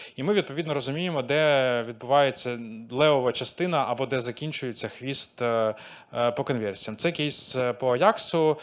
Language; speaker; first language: Ukrainian; non-native, local second language; Russian